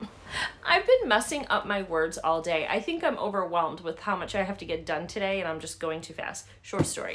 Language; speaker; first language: English; native; English